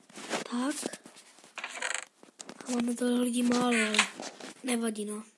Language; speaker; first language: Czech; non-native, learner; Slovak